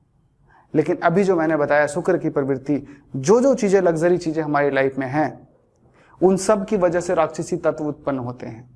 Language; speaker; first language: Hindi; native; Hindi